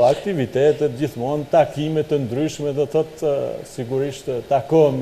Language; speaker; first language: Albanian; early bilingual, heritage; Albanian